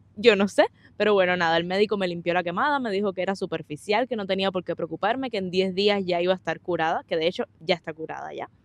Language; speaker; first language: Spanish; native; Spanish